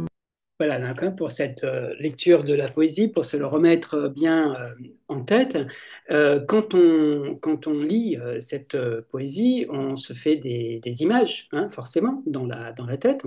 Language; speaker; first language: French; native; French